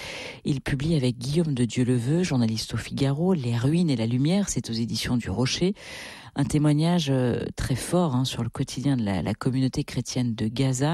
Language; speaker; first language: French; native; French